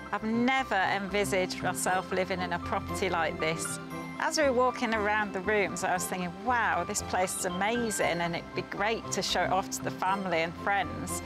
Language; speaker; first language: English; native; English